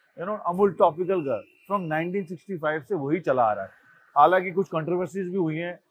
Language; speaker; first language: Hindi; native; Hindi